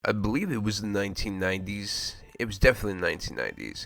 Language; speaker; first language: English; native; English